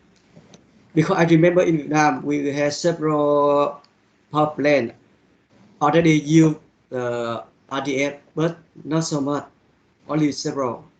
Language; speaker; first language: English; non-native, learner; Vietnamese